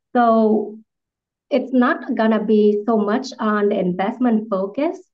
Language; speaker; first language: English; non-native, fluent; Vietnamese